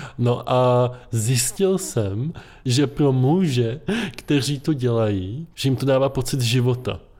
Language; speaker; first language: Czech; native; Czech